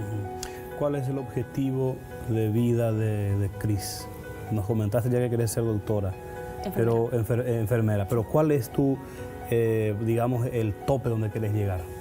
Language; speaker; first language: Spanish; native; Spanish